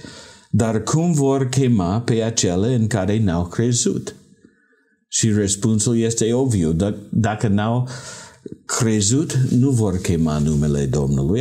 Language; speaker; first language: Romanian; non-native, learner; English